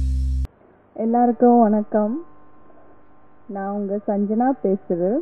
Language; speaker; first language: Tamil; non-native, learner; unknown